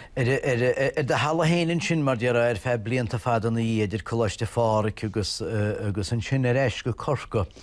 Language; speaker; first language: Irish; native; Irish